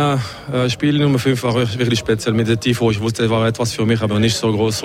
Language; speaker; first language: German; non-native, learner; French